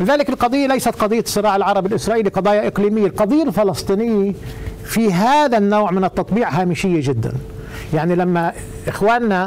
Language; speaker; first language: Arabic; native; Arabic